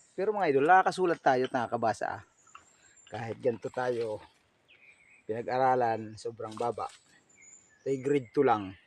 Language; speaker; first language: Filipino; non-native, local second language; Waray